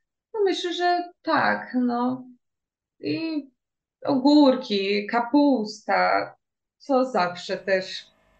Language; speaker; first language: Polish; early bilingual, heritage; Portuguese